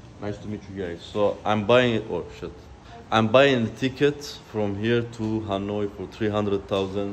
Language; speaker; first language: English; non-native, fluent; Persian